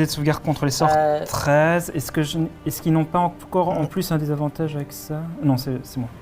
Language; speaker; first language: French; native; French